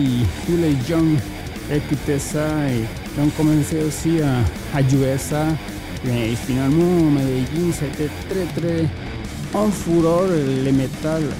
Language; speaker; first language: French; non-native, fluent; Spanish